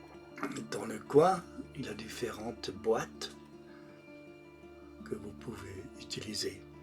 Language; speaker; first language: French; non-native, local second language; German